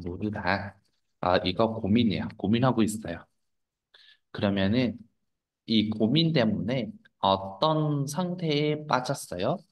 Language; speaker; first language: Korean; non-native, fluent; Vietnamese